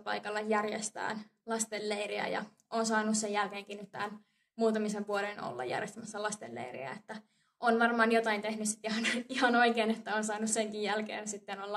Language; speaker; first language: Finnish; native; Finnish